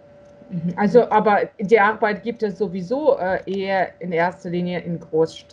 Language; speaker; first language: German; non-native, fluent; Russian